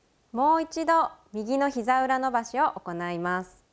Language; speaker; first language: Japanese; native; Japanese